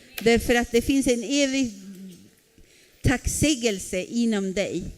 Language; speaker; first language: Swedish; non-native, fluent; Spanish